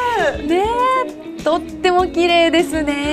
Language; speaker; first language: Japanese; native; Japanese